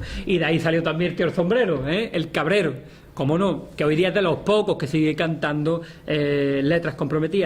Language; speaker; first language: Spanish; native; Spanish